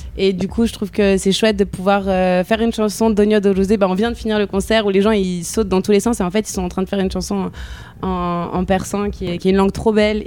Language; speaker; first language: French; native; French